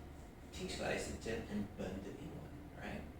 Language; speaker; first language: Chinese; non-native, learner; English